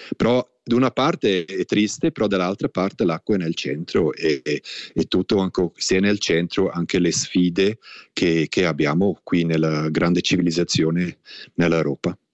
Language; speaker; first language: Italian; non-native, local second language; German